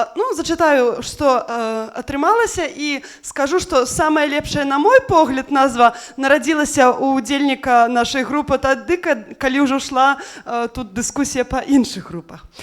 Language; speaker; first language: Belarusian; non-native, local second language; Russian